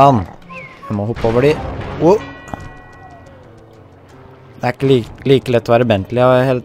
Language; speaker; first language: Norwegian; native; Norwegian